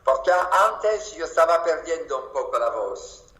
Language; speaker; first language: Spanish; non-native, fluent; French